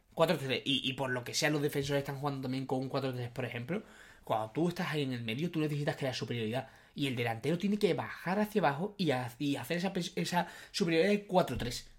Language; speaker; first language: Spanish; native; Spanish